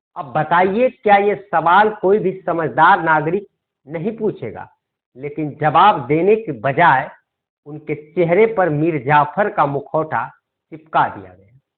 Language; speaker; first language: Hindi; native; Hindi